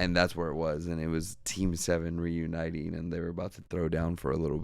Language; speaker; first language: English; native; English